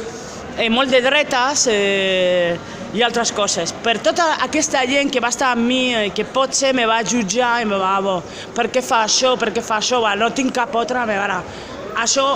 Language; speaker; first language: Catalan; non-native, local second language; Spanish